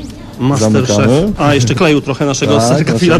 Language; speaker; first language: Polish; native; Polish